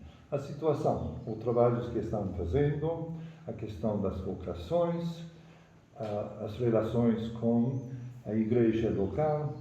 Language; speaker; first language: Portuguese; non-native, fluent; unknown